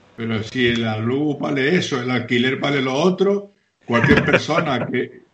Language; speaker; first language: Spanish; native; Spanish